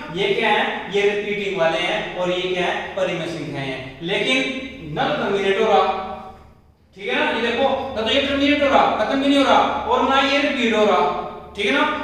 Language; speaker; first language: Hindi; native; Hindi